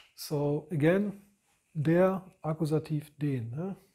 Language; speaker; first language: English; non-native, fluent; German